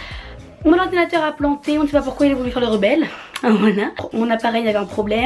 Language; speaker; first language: French; native; French